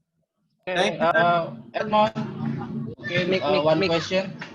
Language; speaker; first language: English; non-native, learner; Indonesian